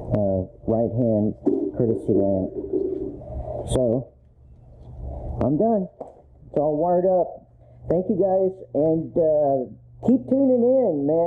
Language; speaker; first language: English; native; English